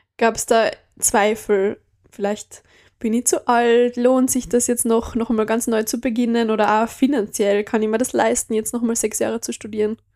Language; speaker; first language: German; native; German